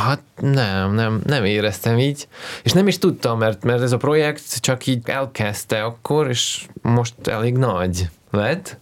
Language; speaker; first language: Hungarian; non-native, fluent; Russian